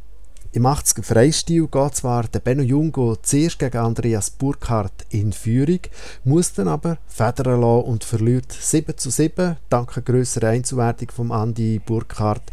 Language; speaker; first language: German; native; German